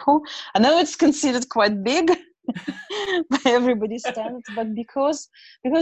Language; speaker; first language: English; non-native, fluent; Russian